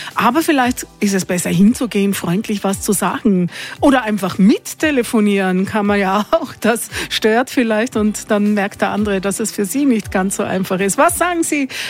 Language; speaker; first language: German; native; German